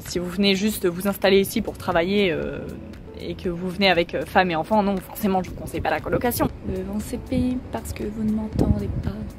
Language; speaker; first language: French; native; French